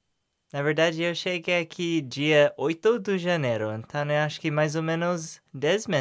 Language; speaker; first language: Portuguese; non-native, learner; English